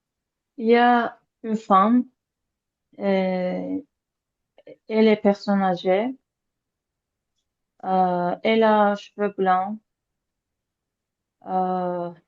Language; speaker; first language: French; non-native, learner; Azerbaijani